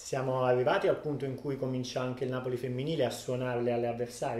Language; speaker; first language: Italian; native; Italian